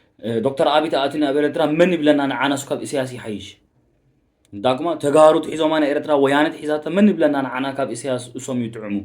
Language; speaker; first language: Tigrinya; early bilingual, heritage; Tigrinya